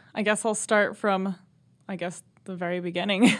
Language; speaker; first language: English; native; English